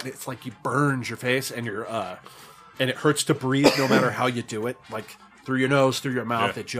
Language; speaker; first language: English; native; English